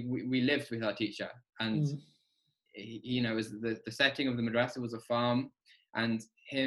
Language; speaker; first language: English; native; English